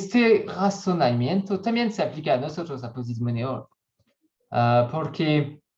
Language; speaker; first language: Spanish; non-native, learner; French